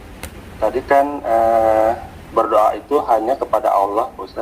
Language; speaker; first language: Indonesian; native; Indonesian